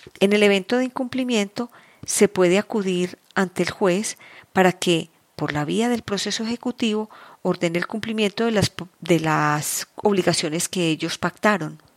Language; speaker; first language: Spanish; native; Spanish